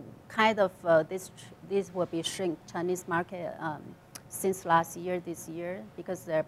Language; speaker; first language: English; non-native, learner; Chinese